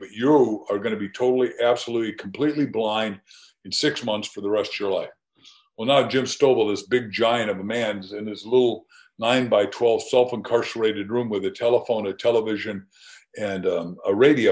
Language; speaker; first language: English; native; English